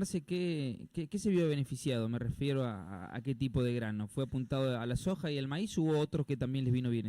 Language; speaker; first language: Spanish; native; Spanish